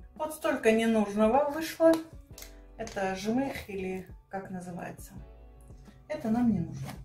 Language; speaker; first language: Russian; non-native, local second language; Armenian